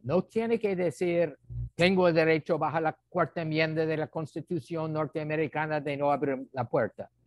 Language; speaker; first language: Spanish; non-native, fluent; English